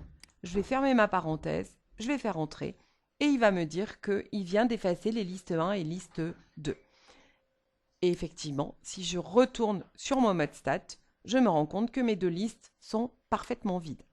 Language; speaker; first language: French; native; French